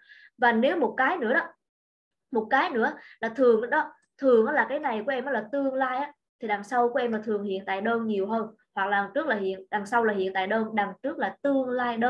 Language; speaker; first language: Vietnamese; native; Vietnamese